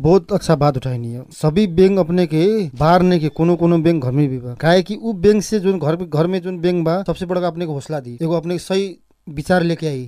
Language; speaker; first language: Bhojpuri; native; Bhojpuri